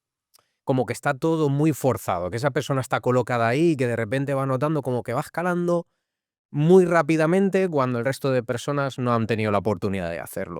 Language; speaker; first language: Spanish; native; Spanish